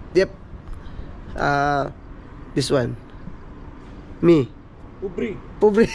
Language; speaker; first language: English; non-native, learner; Cebuano